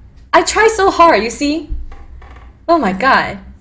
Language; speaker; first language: English; early bilingual, other home language; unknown